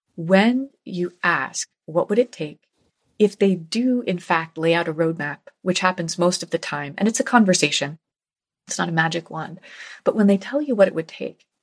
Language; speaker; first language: English; native; English